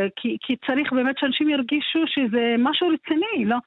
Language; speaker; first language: Hebrew; native; Hebrew